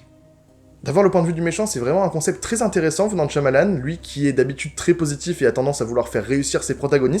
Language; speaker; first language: French; native; French